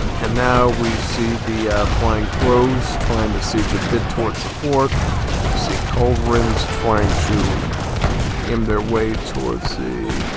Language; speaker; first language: English; native; English